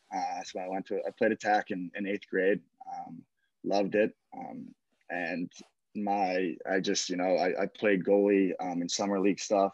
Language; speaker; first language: English; native; English